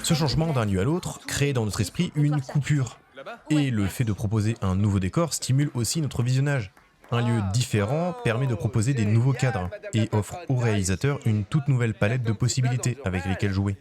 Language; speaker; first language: French; native; French